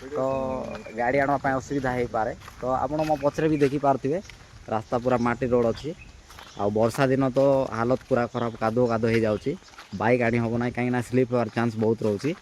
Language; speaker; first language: Odia; native; Odia